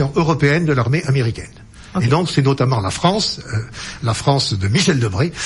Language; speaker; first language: French; native; French